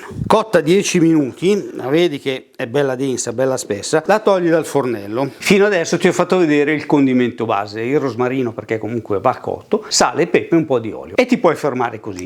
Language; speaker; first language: Italian; native; Italian